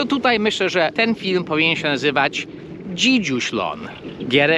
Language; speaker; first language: Polish; non-native, fluent; English